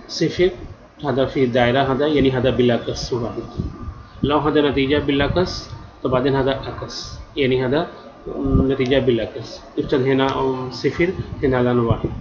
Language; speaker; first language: Arabic; non-native, learner; Urdu